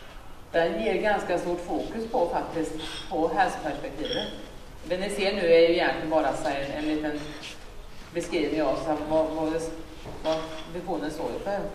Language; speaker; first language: Swedish; native; Swedish